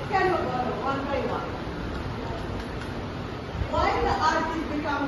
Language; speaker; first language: English; non-native, local second language; Bangla